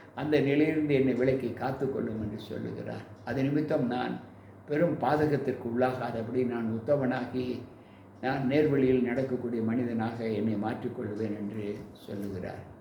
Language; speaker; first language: Tamil; native; Tamil